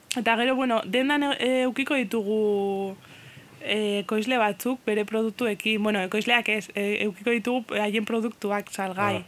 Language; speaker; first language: Basque; non-native, fluent; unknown